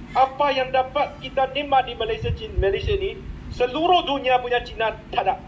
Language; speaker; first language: Malay; non-native, local second language; Chinese